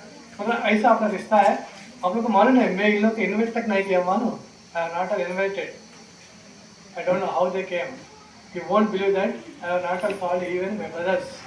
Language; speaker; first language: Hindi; non-native, local second language; Telugu